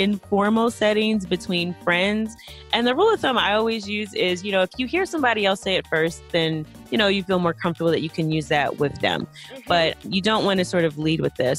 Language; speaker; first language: English; native; English